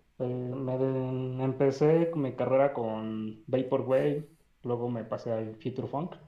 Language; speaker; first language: Spanish; native; Spanish